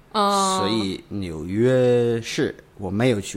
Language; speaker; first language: Chinese; non-native, learner; English